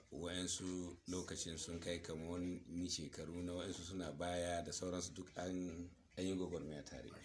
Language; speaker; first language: Hausa; non-native, local second language; Fula